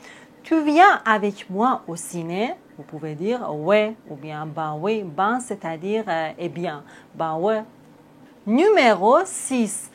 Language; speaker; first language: French; native; French